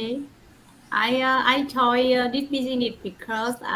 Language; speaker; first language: English; non-native, learner; Vietnamese